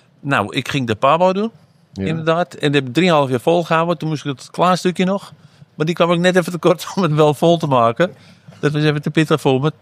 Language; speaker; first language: Dutch; native; Dutch